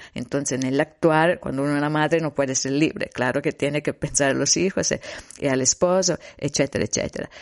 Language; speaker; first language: Spanish; non-native, fluent; Italian